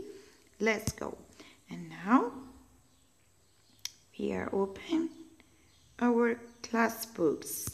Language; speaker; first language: English; non-native, learner; Spanish